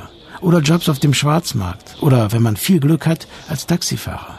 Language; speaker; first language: German; native; German